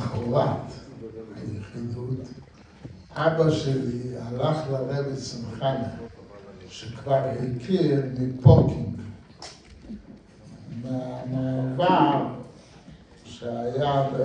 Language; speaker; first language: Hebrew; non-native, fluent; Yiddish